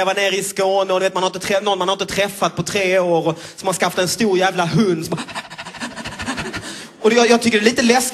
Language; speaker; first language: Swedish; native; Swedish